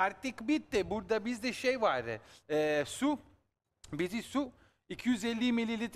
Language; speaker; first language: Turkish; non-native, learner; Italian